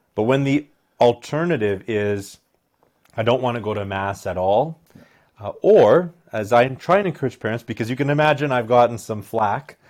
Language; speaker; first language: English; native; English